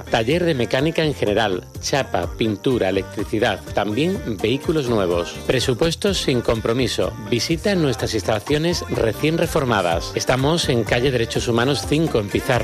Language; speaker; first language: Spanish; native; Spanish